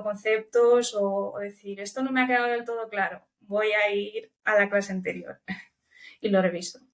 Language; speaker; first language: Spanish; early bilingual, other home language; Romanian